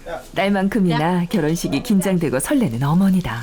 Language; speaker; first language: Korean; native; Korean